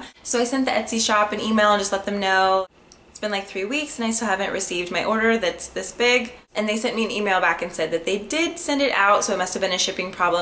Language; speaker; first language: English; native; English